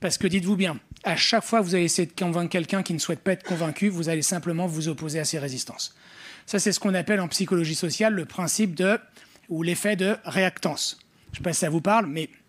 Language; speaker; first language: French; native; French